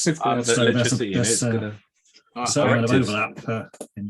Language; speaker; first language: English; native; English